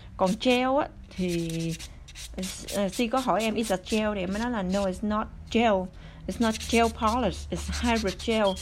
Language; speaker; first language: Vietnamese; early bilingual, other home language; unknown